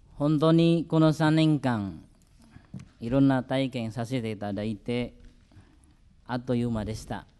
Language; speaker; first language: Japanese; non-native, fluent; Indonesian